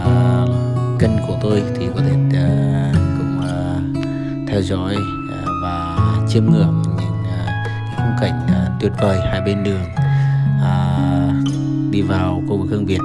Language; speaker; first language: Vietnamese; non-native, local second language; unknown